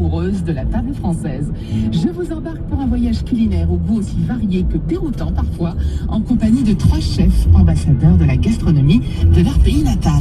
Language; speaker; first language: French; native; French